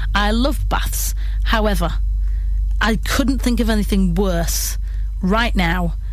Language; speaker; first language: English; native; English